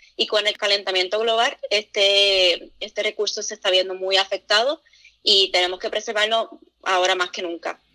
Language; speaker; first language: Spanish; native; Spanish